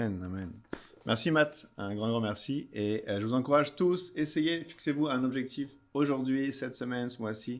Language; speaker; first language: French; native; French